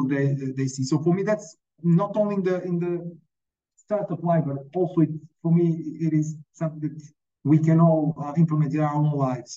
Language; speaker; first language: English; non-native, fluent; Serbian